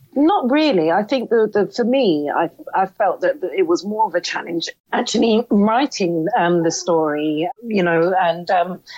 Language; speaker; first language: English; native; English